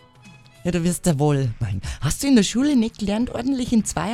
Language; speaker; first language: German; native; German